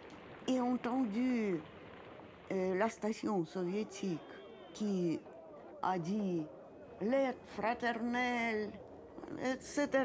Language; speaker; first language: French; non-native, fluent; Russian